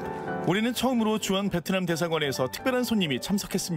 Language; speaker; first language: Korean; native; Korean